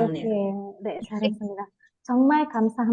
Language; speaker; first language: Korean; non-native, fluent; Indonesian